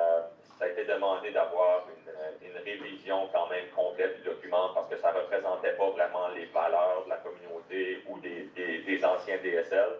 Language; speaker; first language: French; native; French